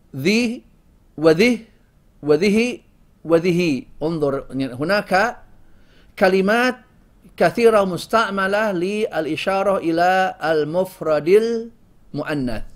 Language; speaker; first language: Arabic; non-native, fluent; Indonesian